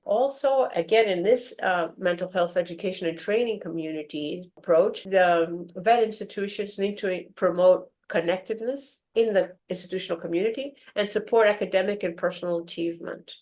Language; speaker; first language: English; non-native, fluent; Greek